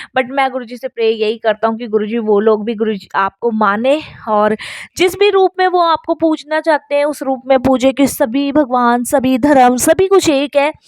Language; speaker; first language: Hindi; native; Hindi